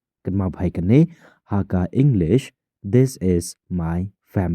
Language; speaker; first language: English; non-native, local second language; Khasi